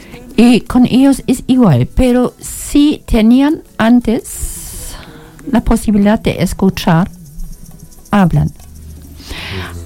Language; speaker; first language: Spanish; non-native, learner; German